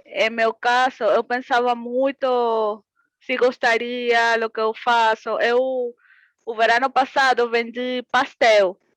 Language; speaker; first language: Portuguese; non-native, fluent; Spanish